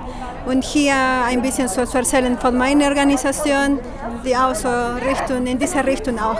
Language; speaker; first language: German; non-native, fluent; Spanish